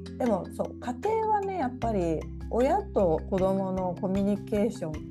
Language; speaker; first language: Japanese; native; Japanese